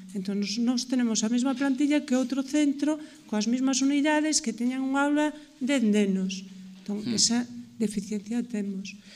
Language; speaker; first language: Galician; non-native, local second language; Spanish